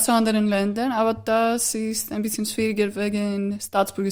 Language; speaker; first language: German; non-native, fluent; Greek